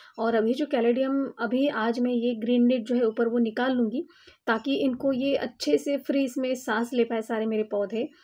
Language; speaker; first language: Hindi; non-native, local second language; Marathi